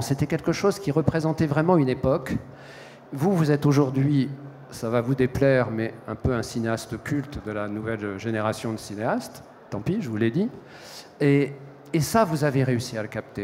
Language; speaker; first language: French; native; French